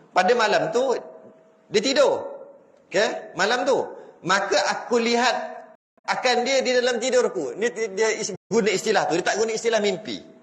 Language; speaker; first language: Malay; native; Malay